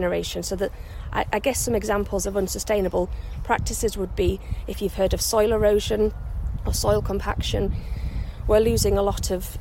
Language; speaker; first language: English; native; English